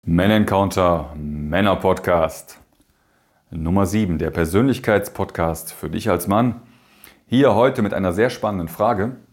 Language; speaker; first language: German; native; German